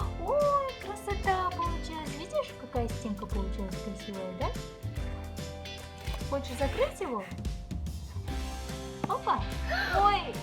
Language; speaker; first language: Russian; non-native, local second language; Kazakh